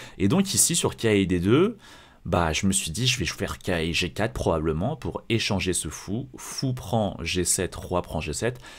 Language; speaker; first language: French; native; French